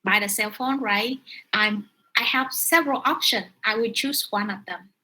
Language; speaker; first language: English; non-native, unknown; Vietnamese